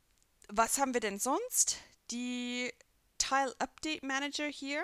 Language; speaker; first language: German; non-native, fluent; English